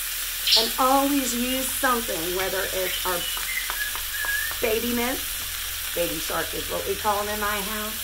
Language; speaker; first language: English; native; English